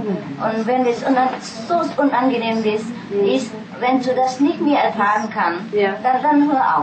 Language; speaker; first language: German; non-native, fluent; Vietnamese